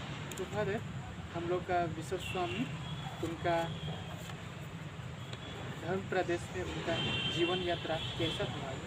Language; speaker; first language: Hindi; non-native, local second language; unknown